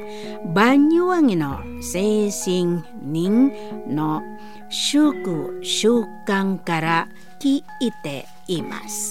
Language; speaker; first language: Japanese; non-native, learner; Indonesian